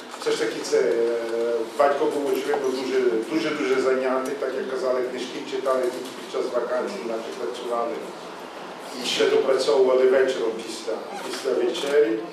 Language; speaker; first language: Ukrainian; early bilingual, heritage; Ukrainian